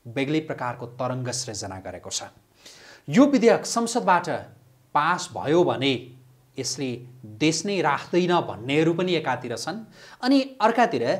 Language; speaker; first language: Nepali; native; Nepali